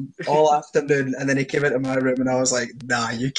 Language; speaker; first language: English; native; English